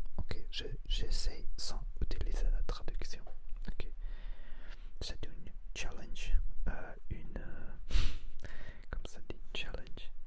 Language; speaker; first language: French; non-native, learner; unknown